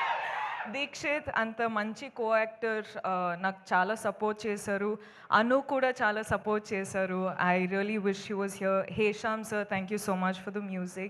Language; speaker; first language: Telugu; non-native, local second language; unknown